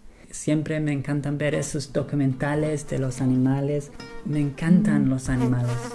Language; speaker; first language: Spanish; non-native, fluent; English